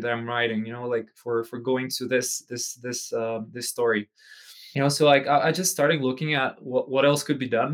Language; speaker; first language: English; non-native, fluent; Czech